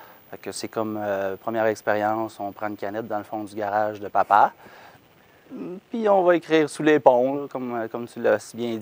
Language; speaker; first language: French; native; French